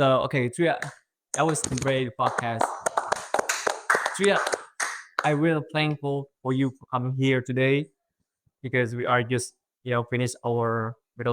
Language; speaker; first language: English; non-native, fluent; Indonesian